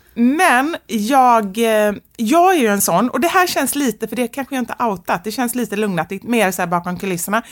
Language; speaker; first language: Swedish; native; Swedish